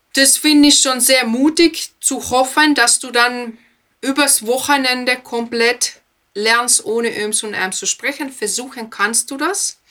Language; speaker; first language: German; non-native, fluent; Finnish